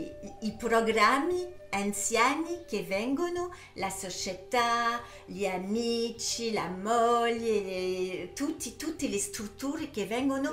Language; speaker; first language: Italian; early bilingual, heritage; French